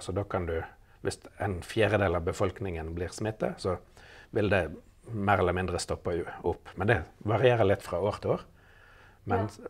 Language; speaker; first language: Norwegian; native; Norwegian